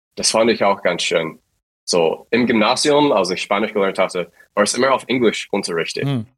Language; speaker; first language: German; non-native, fluent; English